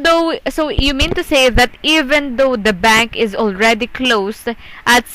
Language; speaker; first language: English; non-native, local second language; Filipino